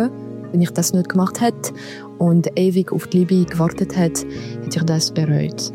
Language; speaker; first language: German; non-native, local second language; French